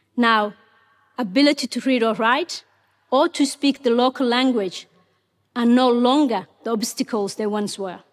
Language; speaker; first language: English; non-native, fluent; Somali